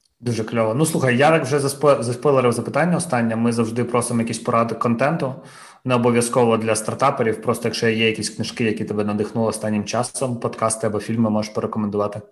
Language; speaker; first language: Ukrainian; non-native, local second language; Russian